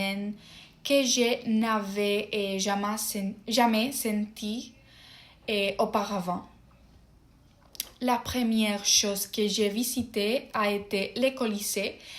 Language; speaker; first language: French; non-native, fluent; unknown